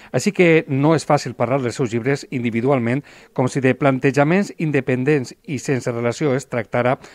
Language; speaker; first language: Catalan; native; Catalan